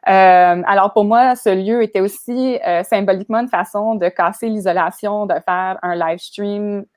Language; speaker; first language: French; native; French